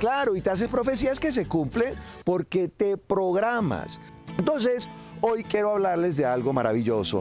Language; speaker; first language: Spanish; native; Spanish